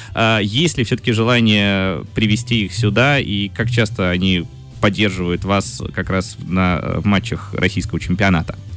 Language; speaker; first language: Russian; native; Russian